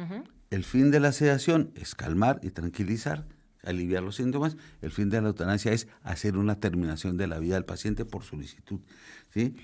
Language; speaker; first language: Spanish; native; Spanish